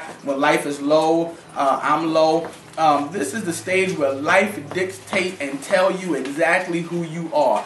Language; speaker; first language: English; native; English